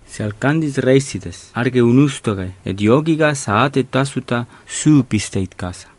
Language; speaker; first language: Estonian; non-native, fluent; Catalan